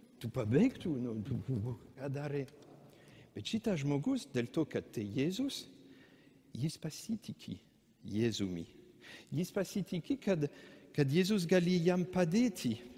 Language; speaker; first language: Lithuanian; non-native, fluent; French